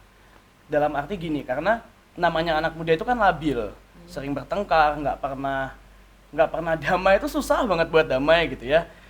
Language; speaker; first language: Indonesian; native; Indonesian